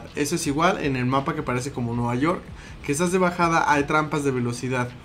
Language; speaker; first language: Spanish; native; Spanish